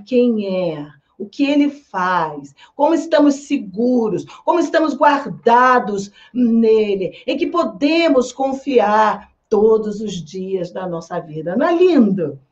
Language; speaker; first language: Portuguese; native; Portuguese